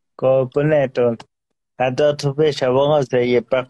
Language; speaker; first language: Persian; non-native, local second language; Azerbaijani